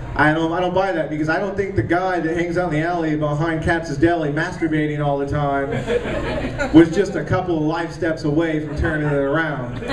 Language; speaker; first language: English; native; English